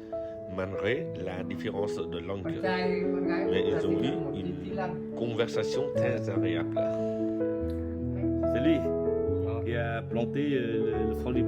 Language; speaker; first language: French; non-native, fluent; Vietnamese